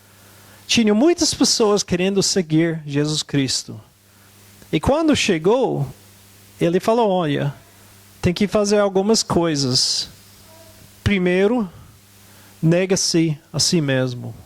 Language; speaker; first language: Portuguese; non-native, fluent; English